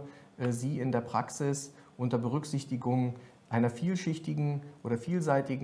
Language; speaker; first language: German; native; German